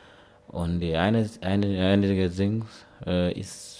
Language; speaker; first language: German; non-native, learner; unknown